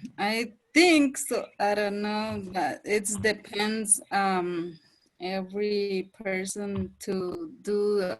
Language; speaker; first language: English; non-native, learner; Spanish